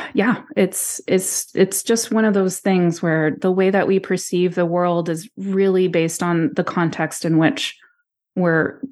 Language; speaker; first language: English; native; English